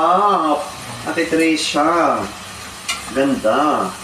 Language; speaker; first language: Filipino; non-native, learner; Arabic